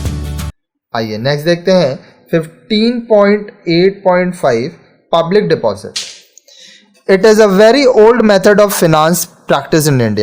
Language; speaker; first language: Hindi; native; Hindi